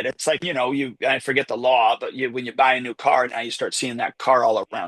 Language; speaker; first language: English; native; English